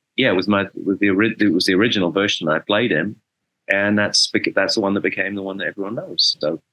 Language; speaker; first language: English; native; English